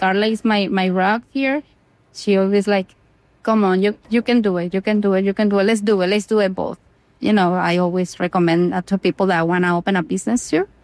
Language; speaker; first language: English; non-native, learner; Spanish